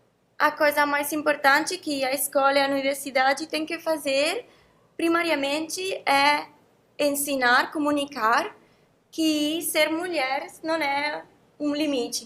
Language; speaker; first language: Portuguese; non-native, fluent; Italian